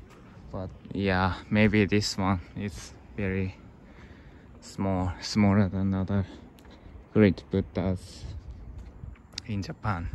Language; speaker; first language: English; non-native, learner; Japanese